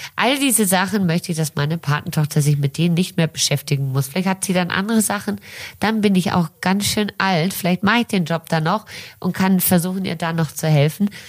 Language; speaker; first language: German; early bilingual, heritage; German